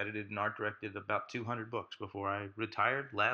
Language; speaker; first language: English; native; English